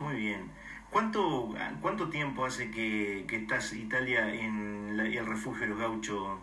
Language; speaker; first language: Spanish; native; Spanish